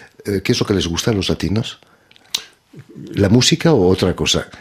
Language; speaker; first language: Spanish; native; Spanish